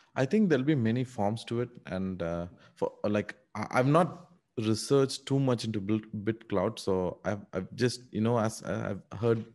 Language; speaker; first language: English; non-native, local second language; Tamil